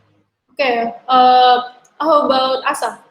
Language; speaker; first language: English; non-native, learner; Indonesian